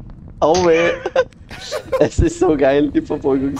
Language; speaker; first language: German; native; German